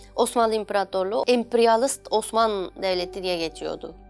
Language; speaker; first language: Turkish; non-native, fluent; Chinese